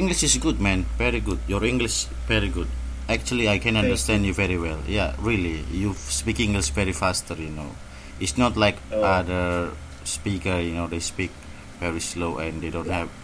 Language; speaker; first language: English; non-native, learner; Indonesian